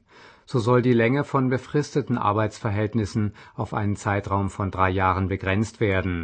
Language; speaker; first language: German; native; German